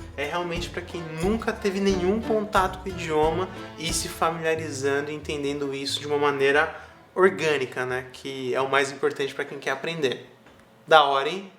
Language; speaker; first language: Portuguese; native; Portuguese